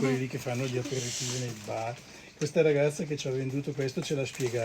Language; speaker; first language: Italian; native; Italian